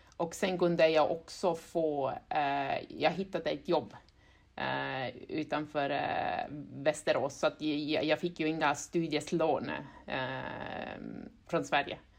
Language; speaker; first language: Swedish; non-native, fluent; Estonian